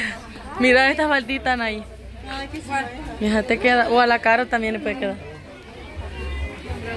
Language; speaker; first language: Spanish; native; Spanish